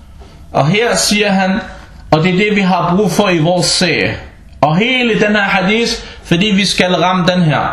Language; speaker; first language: Danish; early bilingual, other home language; Arabic